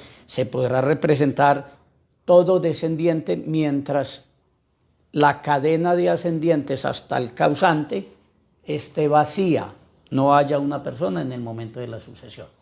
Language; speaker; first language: Spanish; native; Spanish